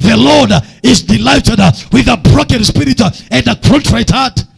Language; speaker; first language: English; non-native, local second language; Swahili